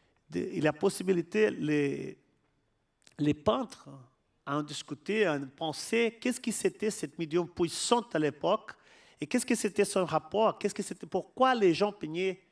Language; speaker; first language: French; non-native, fluent; Portuguese